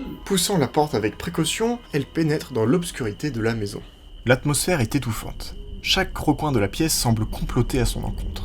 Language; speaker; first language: French; native; French